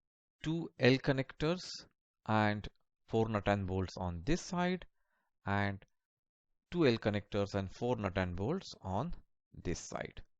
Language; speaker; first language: English; non-native, local second language; Marathi